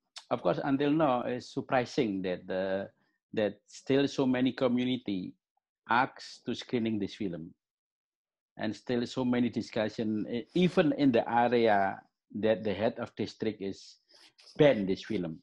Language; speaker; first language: English; non-native, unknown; Indonesian